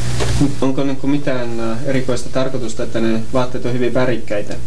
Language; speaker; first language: Finnish; native; Finnish